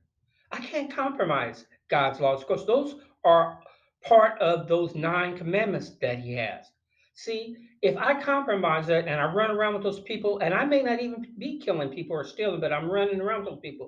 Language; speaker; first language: English; native; English